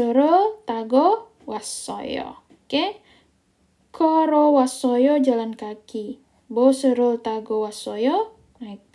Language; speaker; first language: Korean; non-native, fluent; Indonesian